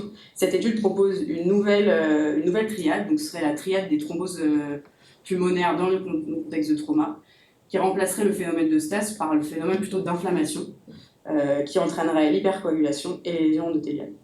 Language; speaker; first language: French; native; French